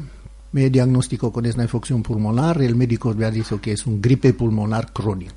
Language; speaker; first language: Spanish; non-native, learner; Romanian